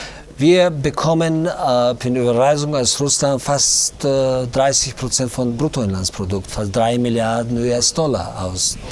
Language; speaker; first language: German; non-native, fluent; Tajik